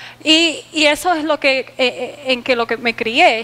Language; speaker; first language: Spanish; early bilingual, heritage; Spanish